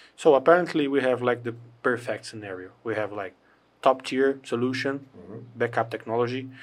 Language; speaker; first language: English; non-native, fluent; Portuguese